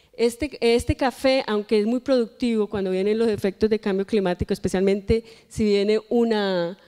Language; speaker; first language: Spanish; native; Spanish